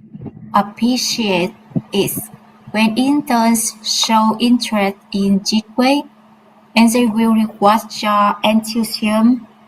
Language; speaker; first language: English; non-native, learner; Vietnamese